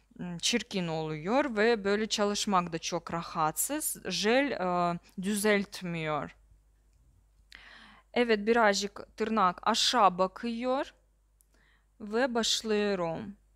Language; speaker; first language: Turkish; non-native, learner; Russian